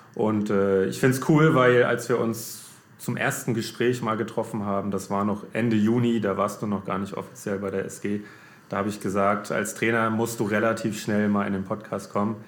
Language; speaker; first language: German; native; German